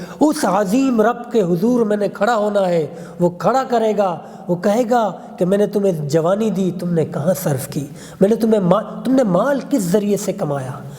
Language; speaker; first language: Urdu; non-native, local second language; Pashto